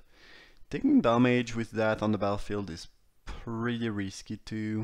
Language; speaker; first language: English; non-native, fluent; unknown